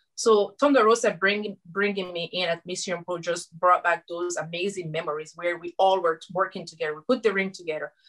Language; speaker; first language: English; non-native, fluent; Susu